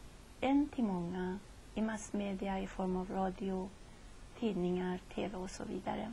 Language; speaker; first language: Swedish; non-native, fluent; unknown